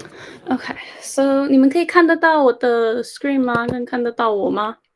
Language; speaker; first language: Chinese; early bilingual, heritage; Chinese